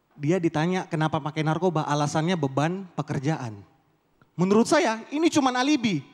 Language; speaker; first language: Indonesian; native; Indonesian